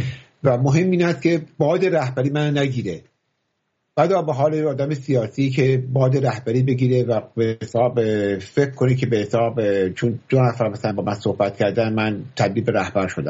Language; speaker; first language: Persian; native; Persian